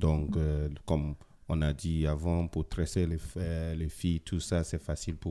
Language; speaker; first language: French; non-native, fluent; Ewe